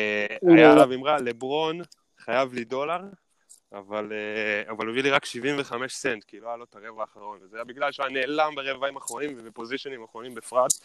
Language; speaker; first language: Hebrew; native; Hebrew